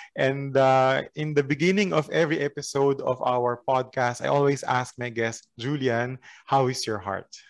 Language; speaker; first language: English; non-native, local second language; Filipino